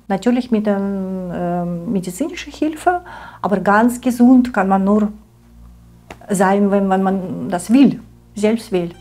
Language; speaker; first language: German; non-native, learner; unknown